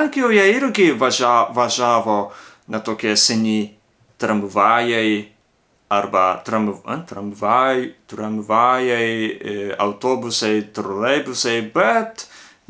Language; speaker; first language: Lithuanian; non-native, learner; Japanese